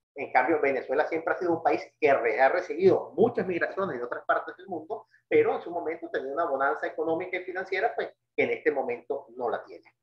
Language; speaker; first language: Spanish; native; Spanish